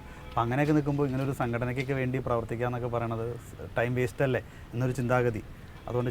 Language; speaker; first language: Malayalam; native; Malayalam